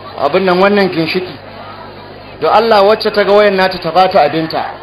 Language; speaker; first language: Hausa; native; Hausa